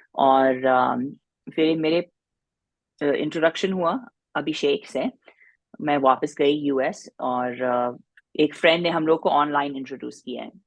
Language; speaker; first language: Hindi; non-native, fluent; English